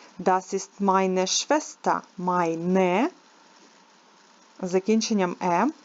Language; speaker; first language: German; non-native, learner; Ukrainian